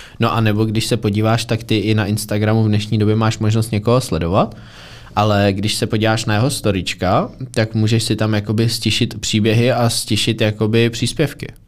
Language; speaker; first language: Czech; native; Czech